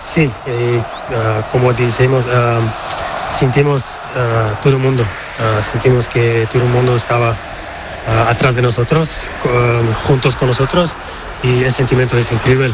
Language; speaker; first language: Spanish; non-native, learner; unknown